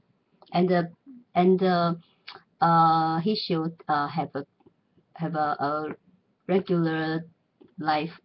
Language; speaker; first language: English; non-native, learner; Chinese